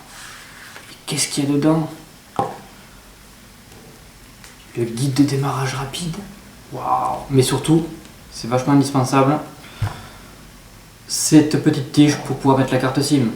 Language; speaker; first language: French; native; French